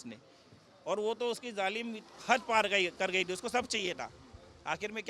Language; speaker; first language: Hindi; native; Hindi